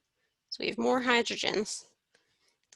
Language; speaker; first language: English; native; English